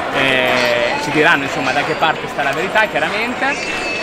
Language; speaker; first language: Italian; native; Italian